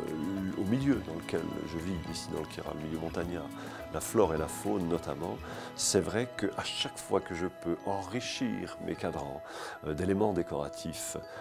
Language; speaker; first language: French; native; French